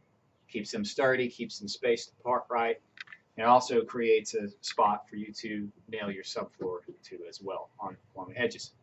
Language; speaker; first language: English; native; English